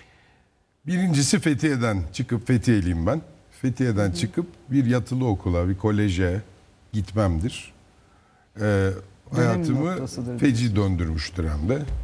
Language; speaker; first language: Turkish; native; Turkish